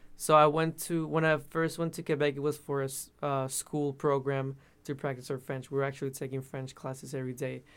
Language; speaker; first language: English; non-native, fluent; Spanish